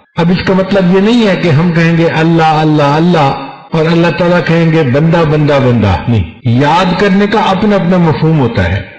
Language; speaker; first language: Urdu; non-native, local second language; Punjabi